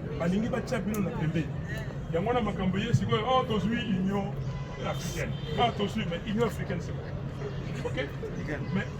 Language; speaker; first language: Lingala; native; Lingala